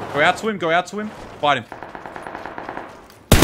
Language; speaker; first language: English; native; English